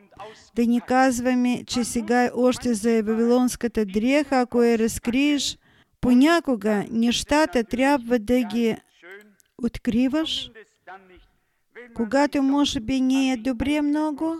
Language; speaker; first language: Bulgarian; non-native, fluent; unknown